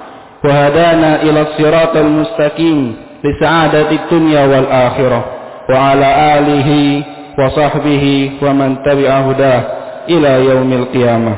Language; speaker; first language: Arabic; non-native, fluent; Indonesian